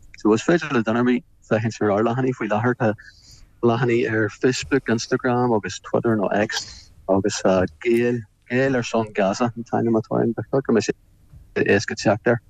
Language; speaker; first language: Irish; native; Irish